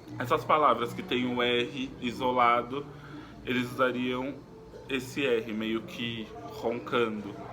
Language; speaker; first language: Portuguese; native; Portuguese